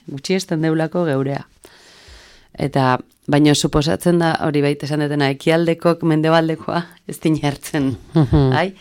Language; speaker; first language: Basque; native; Basque